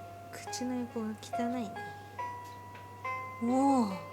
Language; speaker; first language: Japanese; native; Japanese